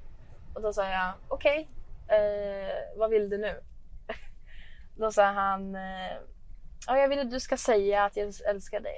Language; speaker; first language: Swedish; early bilingual, other home language; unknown